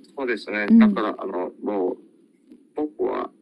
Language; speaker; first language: Japanese; non-native, learner; Korean